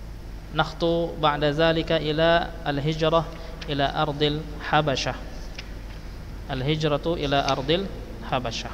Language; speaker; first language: Arabic; non-native, fluent; Indonesian